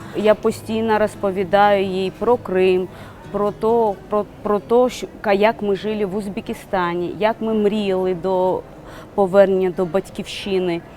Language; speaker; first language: Ukrainian; non-native, fluent; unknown